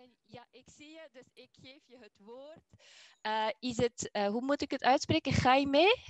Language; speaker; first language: Dutch; native; Dutch